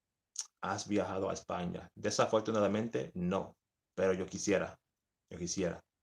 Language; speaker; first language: Spanish; early bilingual, heritage; English